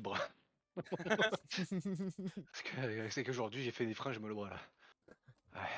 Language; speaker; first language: French; native; French